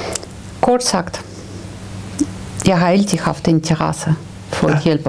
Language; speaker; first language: Danish; non-native, fluent; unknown